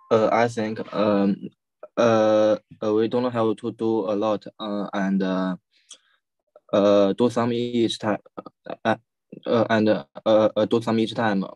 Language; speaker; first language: English; non-native, learner; Chinese